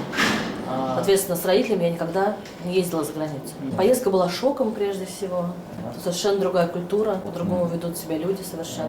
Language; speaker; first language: Russian; native; Russian